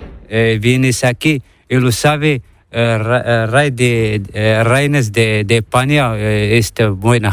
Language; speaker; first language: Spanish; non-native, learner; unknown